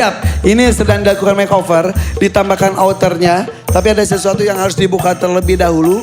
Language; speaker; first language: Indonesian; native; Indonesian